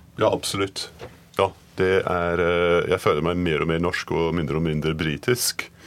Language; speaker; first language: Norwegian; non-native, fluent; English